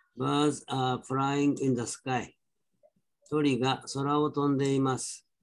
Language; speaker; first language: Japanese; native; Japanese